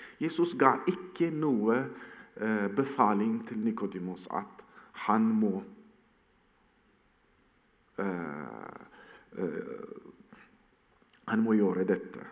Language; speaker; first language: Norwegian; non-native, fluent; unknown